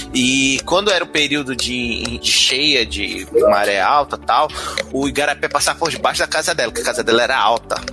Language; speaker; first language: Portuguese; native; Portuguese